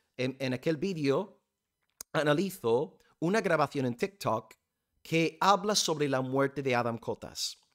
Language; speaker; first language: Spanish; non-native, fluent; English